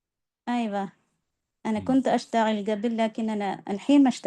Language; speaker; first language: Arabic; non-native, learner; Malayalam